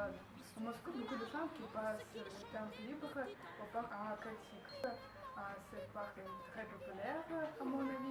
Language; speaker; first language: French; non-native, learner; Russian